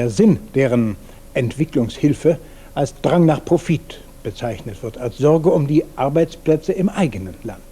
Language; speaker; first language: German; native; German